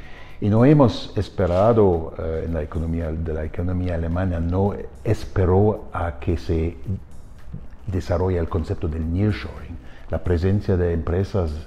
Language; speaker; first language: Spanish; non-native, fluent; German